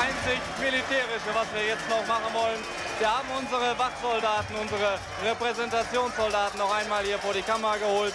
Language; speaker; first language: German; native; German